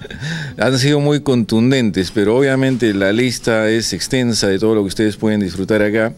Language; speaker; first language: Spanish; native; Spanish